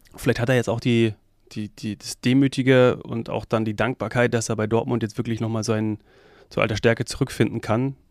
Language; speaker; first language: German; native; German